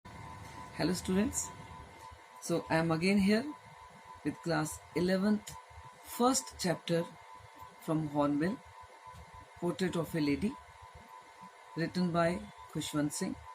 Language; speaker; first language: English; non-native, local second language; Hindi